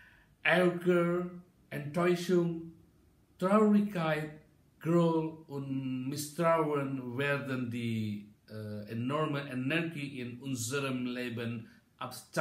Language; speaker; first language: German; non-native, learner; Indonesian